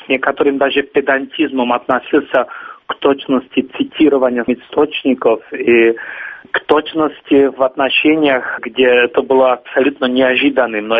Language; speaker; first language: Russian; non-native, fluent; Czech